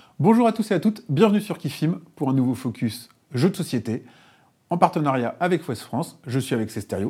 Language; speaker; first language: French; native; French